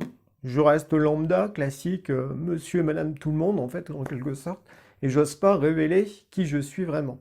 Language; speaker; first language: French; native; French